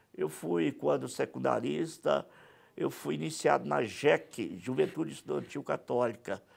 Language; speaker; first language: Portuguese; native; Portuguese